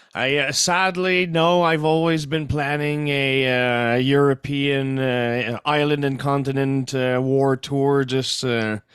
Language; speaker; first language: English; non-native, fluent; French